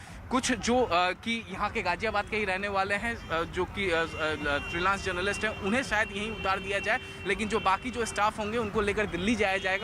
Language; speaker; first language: Hindi; native; Hindi